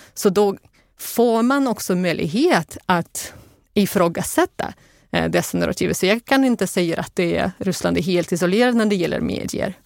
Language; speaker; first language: Swedish; non-native, fluent; Russian